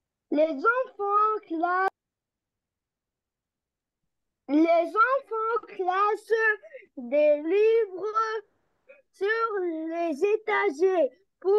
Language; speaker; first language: French; non-native, learner; Arabic